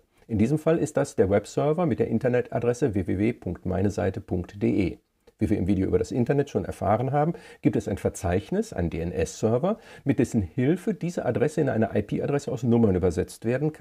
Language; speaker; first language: German; native; German